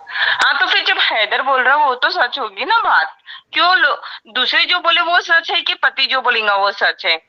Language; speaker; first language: Hindi; native; Hindi